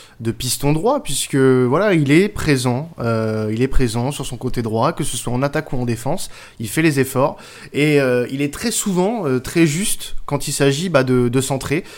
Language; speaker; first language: French; native; French